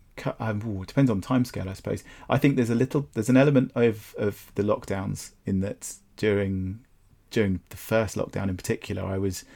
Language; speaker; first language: English; native; English